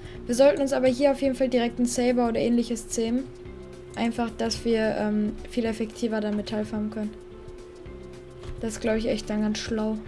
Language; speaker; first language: German; native; German